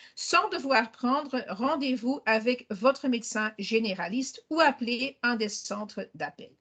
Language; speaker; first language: French; non-native, local second language; Dutch